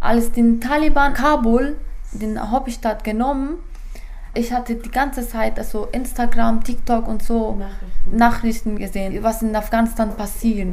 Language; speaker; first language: German; non-native, fluent; Persian